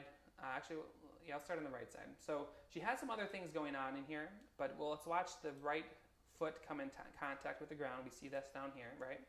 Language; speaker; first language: English; native; English